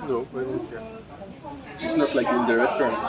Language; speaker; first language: English; non-native, learner; French